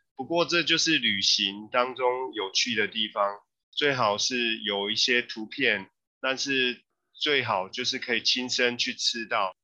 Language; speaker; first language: Chinese; native; Chinese